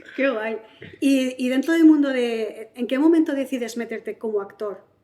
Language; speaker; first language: Spanish; native; Spanish